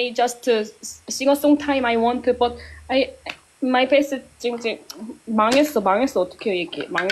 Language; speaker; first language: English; non-native, learner; Korean